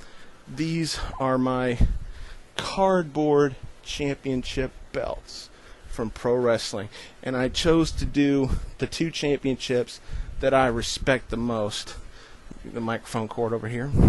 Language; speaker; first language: English; native; English